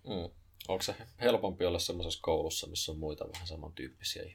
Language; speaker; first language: Finnish; native; Finnish